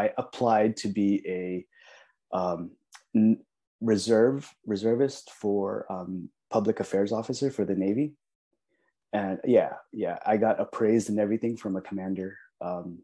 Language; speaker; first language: English; early bilingual, other home language; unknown